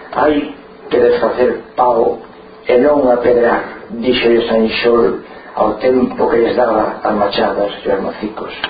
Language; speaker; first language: Galician; non-native, local second language; Spanish